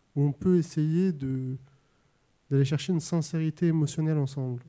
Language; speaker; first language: French; native; French